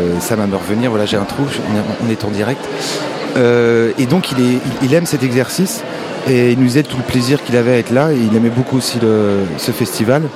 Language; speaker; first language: French; native; French